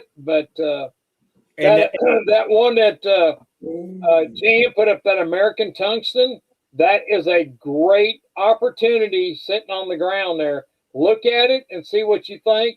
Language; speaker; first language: English; native; English